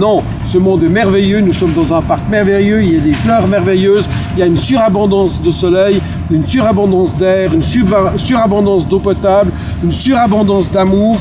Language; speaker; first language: French; native; French